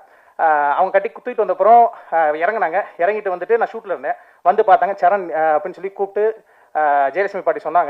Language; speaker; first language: Tamil; native; Tamil